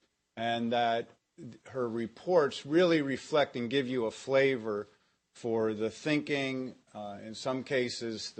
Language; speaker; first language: English; native; English